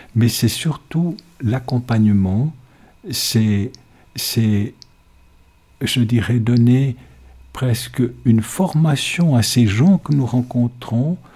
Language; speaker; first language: French; native; French